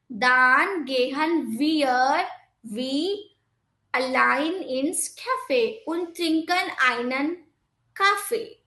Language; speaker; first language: German; non-native, fluent; Hindi